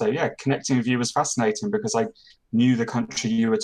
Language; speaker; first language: English; native; English